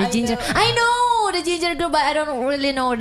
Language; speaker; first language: English; non-native, learner; Indonesian